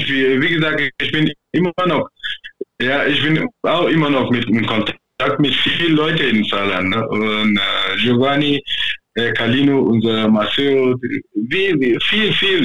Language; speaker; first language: German; non-native, fluent; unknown